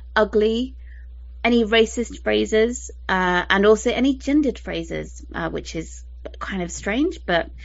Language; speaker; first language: English; native; English